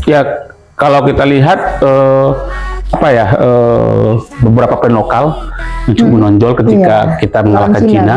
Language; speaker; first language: Indonesian; native; Indonesian